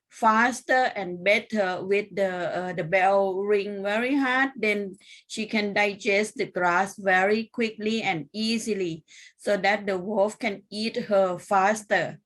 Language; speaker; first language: English; non-native, fluent; Thai